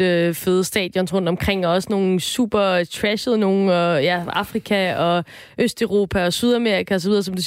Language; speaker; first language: Danish; native; Danish